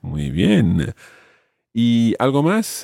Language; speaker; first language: Spanish; non-native, fluent; English